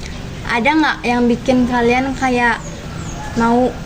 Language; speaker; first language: Indonesian; native; Indonesian